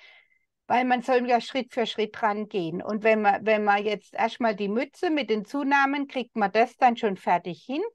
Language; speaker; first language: German; native; German